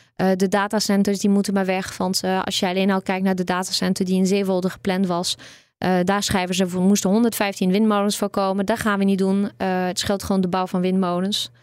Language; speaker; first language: Dutch; native; Dutch